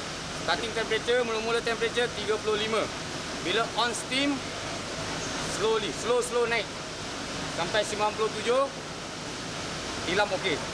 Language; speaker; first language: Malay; non-native, learner; Bangla